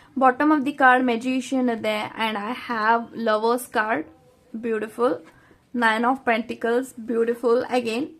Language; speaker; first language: English; non-native, local second language; Kannada